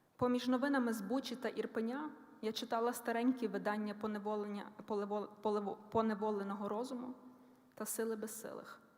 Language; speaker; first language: Ukrainian; native; Ukrainian